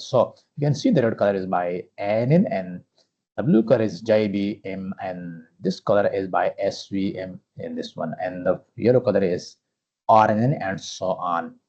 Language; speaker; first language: English; non-native, fluent; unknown